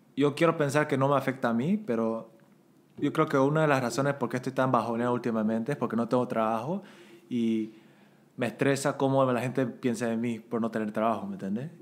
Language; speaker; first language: Spanish; native; Spanish